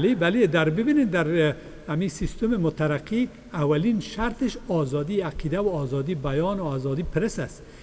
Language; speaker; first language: Persian; native; Persian